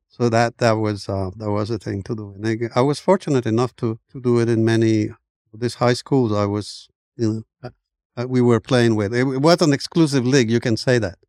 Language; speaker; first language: English; non-native, fluent; Spanish